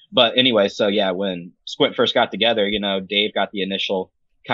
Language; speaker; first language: English; native; English